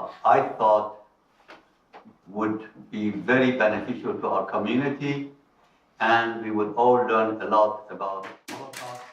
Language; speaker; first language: English; non-native, fluent; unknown